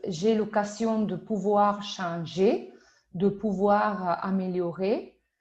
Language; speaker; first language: French; non-native, fluent; Spanish